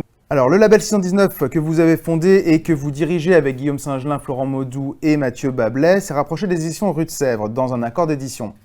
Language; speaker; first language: French; native; French